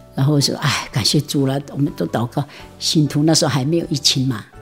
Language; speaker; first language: Min Nan Chinese; non-native, local second language; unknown